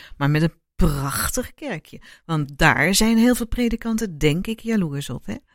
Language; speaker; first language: Dutch; native; Dutch